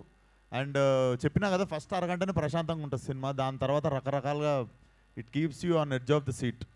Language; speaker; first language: Telugu; native; Telugu